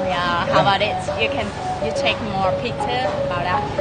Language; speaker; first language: English; non-native, learner; Vietnamese